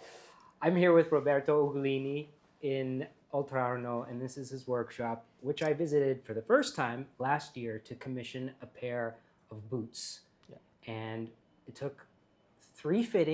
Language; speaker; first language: English; early bilingual, heritage; English